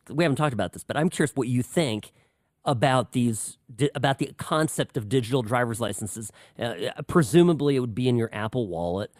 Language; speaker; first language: English; early bilingual, other home language; Czech